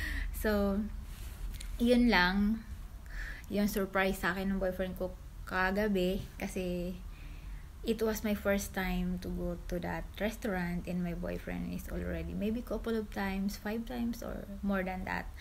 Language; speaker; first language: English; non-native, local second language; Filipino